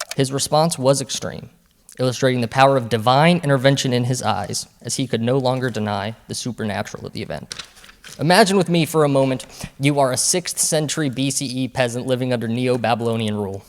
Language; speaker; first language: English; native; English